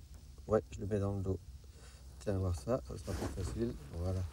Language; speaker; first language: French; native; French